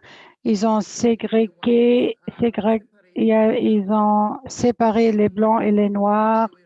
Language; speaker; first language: French; non-native, fluent; English